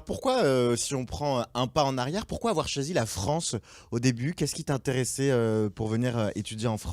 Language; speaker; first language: French; native; French